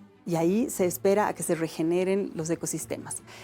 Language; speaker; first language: Spanish; native; Spanish